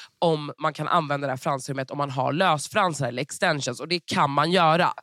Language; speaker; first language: Swedish; native; Swedish